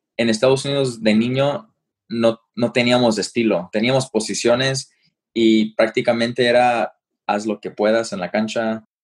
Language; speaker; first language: Spanish; early bilingual, heritage; Spanish